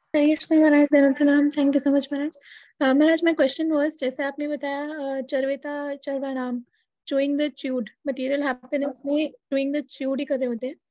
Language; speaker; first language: Hindi; native; Hindi